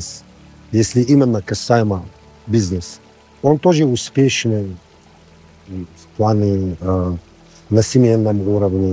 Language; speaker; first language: Russian; non-native, fluent; Arabic